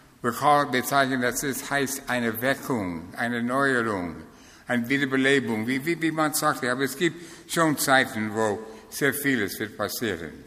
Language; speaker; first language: German; non-native, fluent; English